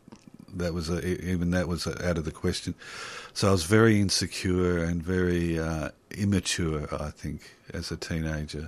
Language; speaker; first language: English; native; English